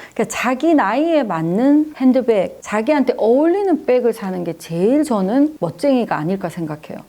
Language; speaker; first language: Korean; native; Korean